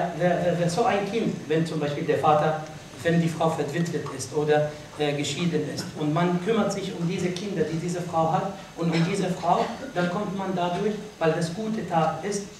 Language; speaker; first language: German; non-native, fluent; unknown